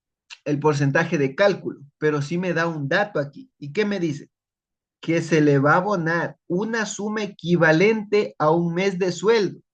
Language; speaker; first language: Spanish; native; Spanish